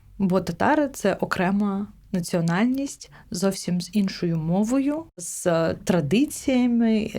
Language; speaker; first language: Ukrainian; non-native, local second language; Crimean Tatar